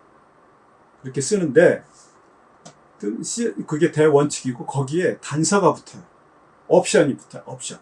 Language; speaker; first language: Korean; native; Korean